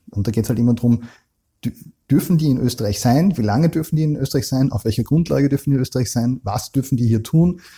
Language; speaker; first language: German; native; German